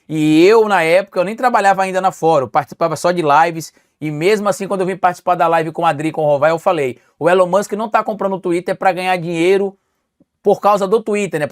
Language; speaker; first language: Portuguese; native; Portuguese